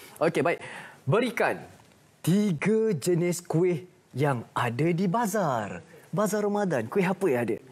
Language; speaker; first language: Malay; native; Malay